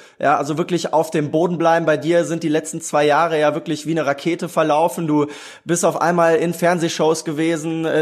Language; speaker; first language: German; native; German